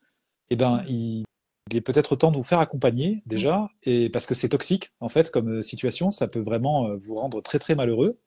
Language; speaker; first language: French; native; French